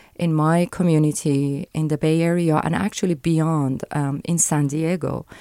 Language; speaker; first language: English; non-native, fluent; Persian